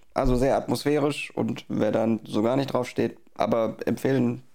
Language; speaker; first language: German; native; German